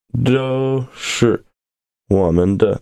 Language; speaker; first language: Chinese; non-native, learner; English